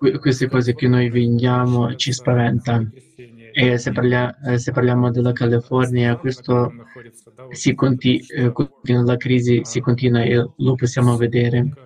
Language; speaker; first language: Italian; non-native, learner; Russian